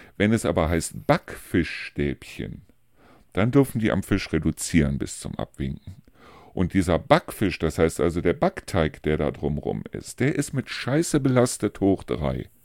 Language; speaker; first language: German; native; German